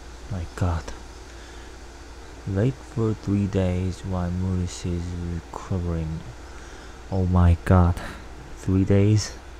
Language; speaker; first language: English; non-native, learner; Korean